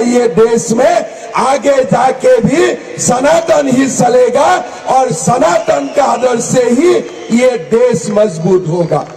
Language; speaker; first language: Hindi; non-native, local second language; Assamese